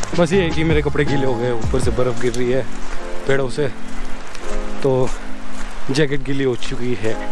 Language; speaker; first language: Hindi; native; Hindi